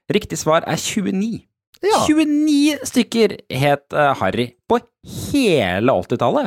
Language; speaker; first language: Norwegian; native; Norwegian